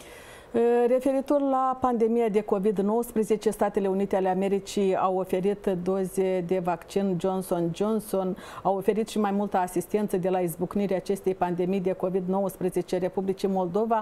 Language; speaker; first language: Romanian; native; Romanian